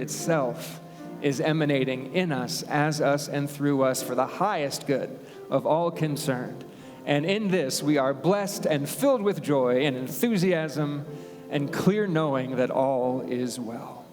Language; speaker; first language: English; native; English